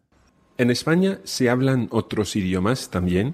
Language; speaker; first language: Spanish; non-native, fluent; English